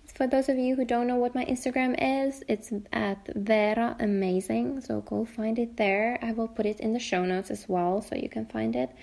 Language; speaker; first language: English; non-native, fluent; Finnish